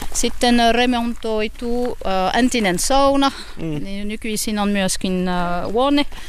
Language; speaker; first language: Finnish; non-native, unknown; French